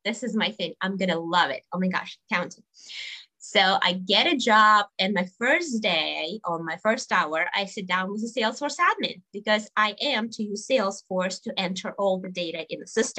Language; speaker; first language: English; non-native, fluent; Russian